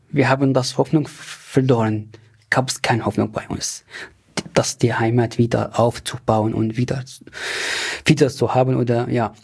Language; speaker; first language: German; non-native, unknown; Arabic